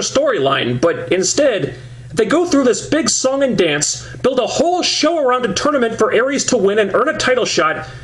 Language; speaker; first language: English; native; English